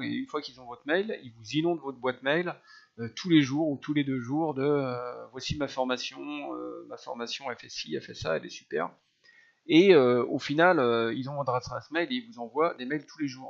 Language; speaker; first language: French; native; French